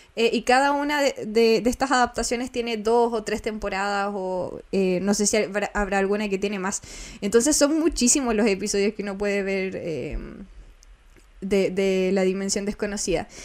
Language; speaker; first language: Spanish; native; Spanish